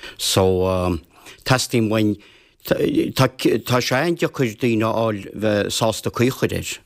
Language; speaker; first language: Irish; native; Irish